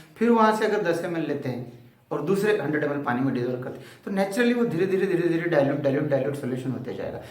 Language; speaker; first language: Hindi; non-native, local second language; Marathi